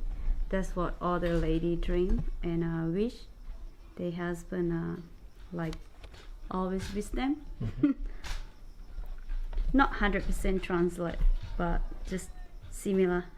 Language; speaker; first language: English; non-native, learner; Thai